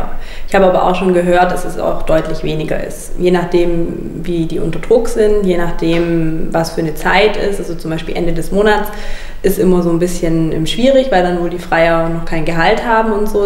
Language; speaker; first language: German; native; German